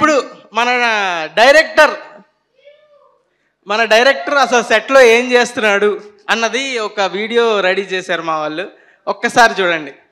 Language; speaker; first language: Telugu; native; Telugu